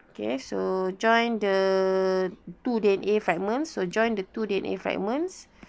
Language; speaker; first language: English; non-native, local second language; Malay